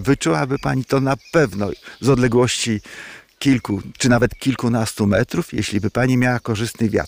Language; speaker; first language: Polish; native; Polish